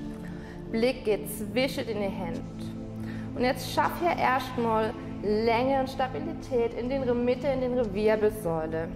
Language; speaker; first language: German; non-native, fluent; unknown